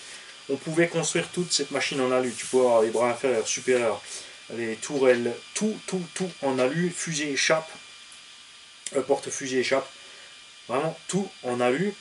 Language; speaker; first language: French; native; French